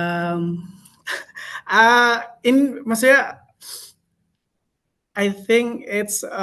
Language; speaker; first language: English; non-native, learner; Indonesian